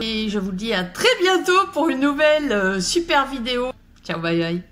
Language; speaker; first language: French; native; French